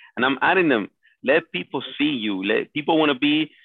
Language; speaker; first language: English; non-native, fluent; Spanish